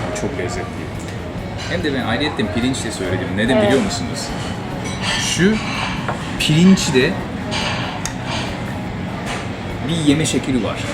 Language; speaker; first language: Turkish; non-native, fluent; Japanese